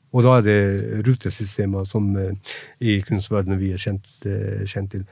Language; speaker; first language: Norwegian; non-native, fluent; Punjabi